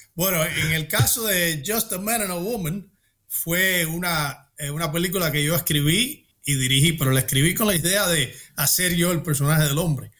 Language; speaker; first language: Spanish; early bilingual, heritage; Spanish